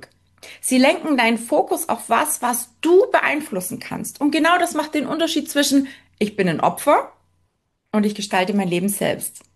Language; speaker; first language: German; native; German